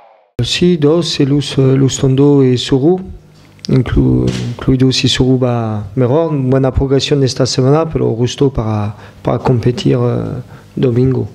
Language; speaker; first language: Spanish; non-native, fluent; French